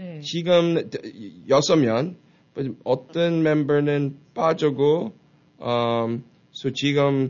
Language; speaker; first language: Korean; early bilingual, heritage; Korean